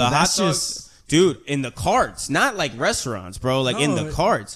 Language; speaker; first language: English; early bilingual, other home language; Spanish